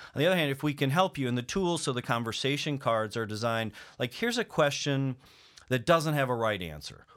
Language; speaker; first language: English; native; English